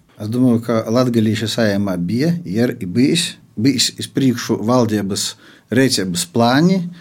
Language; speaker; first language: Latvian; non-native, local second language; Russian